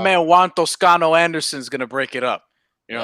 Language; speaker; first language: English; native; English